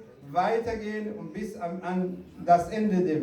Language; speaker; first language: German; non-native, fluent; Rundi